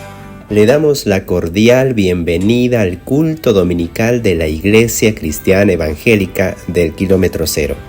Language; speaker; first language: Spanish; native; Spanish